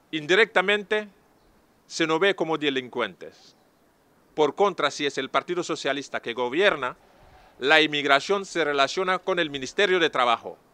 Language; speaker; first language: Spanish; non-native, fluent; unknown